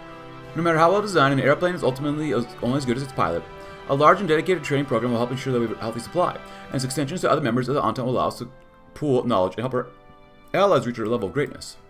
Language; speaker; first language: English; native; English